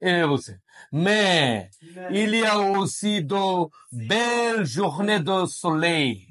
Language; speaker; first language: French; non-native, learner; Bangla